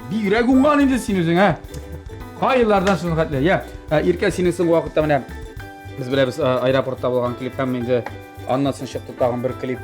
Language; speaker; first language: Tatar; native; Tatar